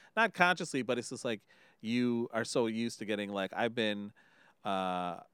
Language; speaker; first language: English; early bilingual, other home language; Hindi